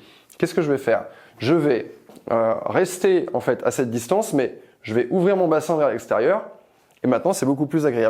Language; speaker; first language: French; native; French